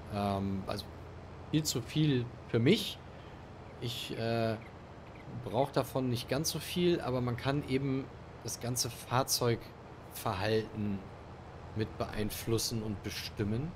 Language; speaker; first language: German; native; German